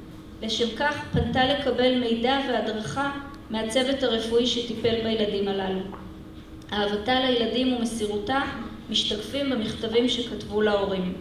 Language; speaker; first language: Hebrew; native; Hebrew